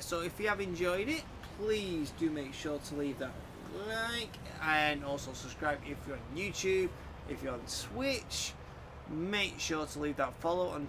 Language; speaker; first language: English; native; English